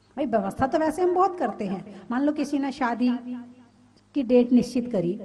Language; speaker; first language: Hindi; native; Hindi